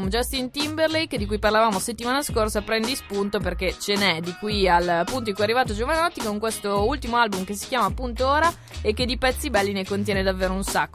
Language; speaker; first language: Italian; native; Italian